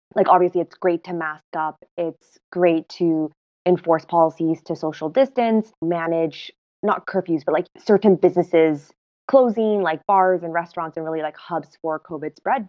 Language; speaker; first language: English; non-native, local second language; Cantonese